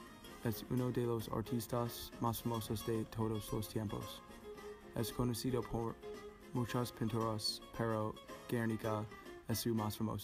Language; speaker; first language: Spanish; non-native, learner; English